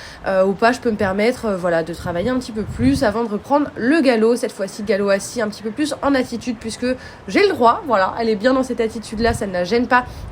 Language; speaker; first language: French; native; French